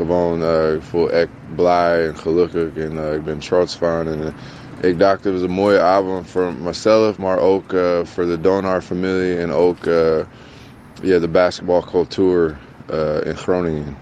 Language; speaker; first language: Dutch; non-native, learner; English